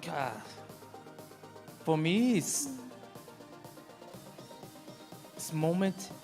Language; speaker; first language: English; non-native, learner; Portuguese